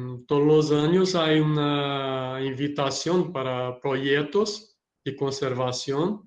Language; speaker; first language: Spanish; non-native, learner; Portuguese